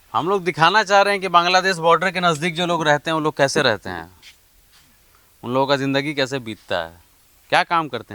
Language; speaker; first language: Hindi; native; Hindi